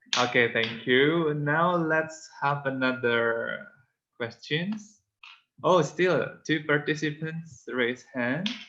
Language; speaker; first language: English; non-native, fluent; Indonesian